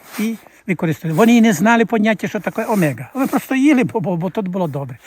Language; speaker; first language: Ukrainian; native; Ukrainian